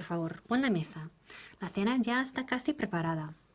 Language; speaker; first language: Spanish; non-native, fluent; English